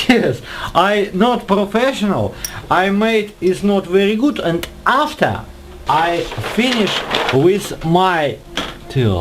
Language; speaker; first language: English; non-native, learner; Russian